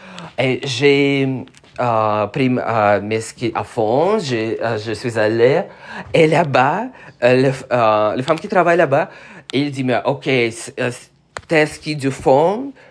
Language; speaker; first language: French; non-native, learner; Russian